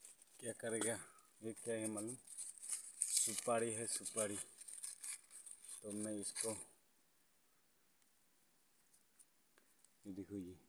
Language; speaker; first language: Hindi; non-native, local second language; Garo